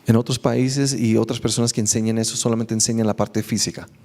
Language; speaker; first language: Spanish; native; Spanish